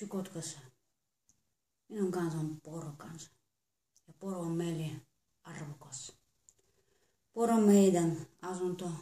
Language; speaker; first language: Finnish; non-native, learner; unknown